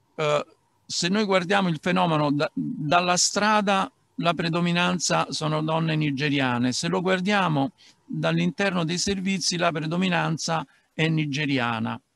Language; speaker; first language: Italian; native; Italian